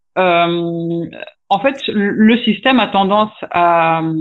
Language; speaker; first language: French; native; French